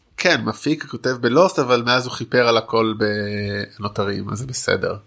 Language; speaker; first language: Hebrew; native; Hebrew